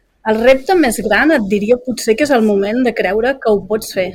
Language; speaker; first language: Catalan; native; Catalan